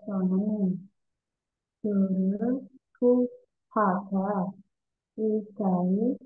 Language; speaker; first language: Korean; non-native, learner; Indonesian